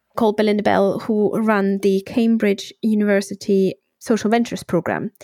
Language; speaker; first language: English; non-native, fluent; Swiss German